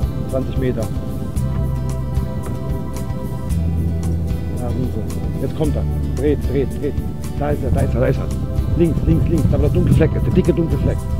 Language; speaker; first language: German; native; German